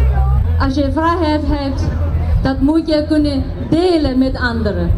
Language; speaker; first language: Dutch; non-native, fluent; Tibetan